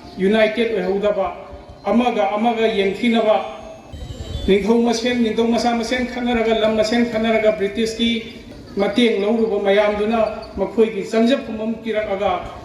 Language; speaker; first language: Manipuri; native; Manipuri